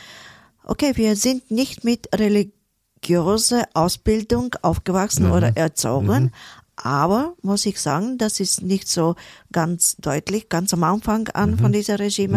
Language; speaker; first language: German; non-native, fluent; Bulgarian